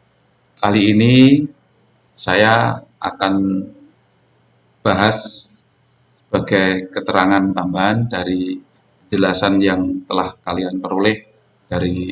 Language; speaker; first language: Indonesian; non-native, local second language; Javanese